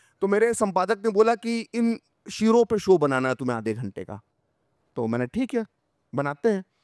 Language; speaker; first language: Hindi; native; Hindi